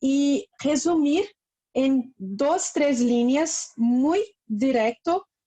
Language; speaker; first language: Spanish; non-native, fluent; Portuguese